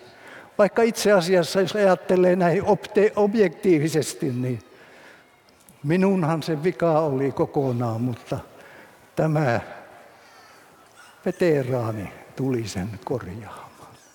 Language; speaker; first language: Finnish; native; Finnish